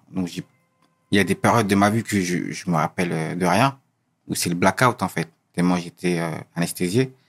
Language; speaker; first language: French; native; French